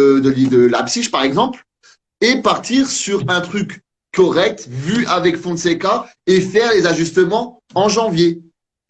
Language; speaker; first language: French; native; French